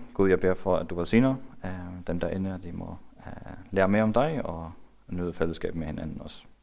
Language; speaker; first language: Danish; non-native, local second language; Faroese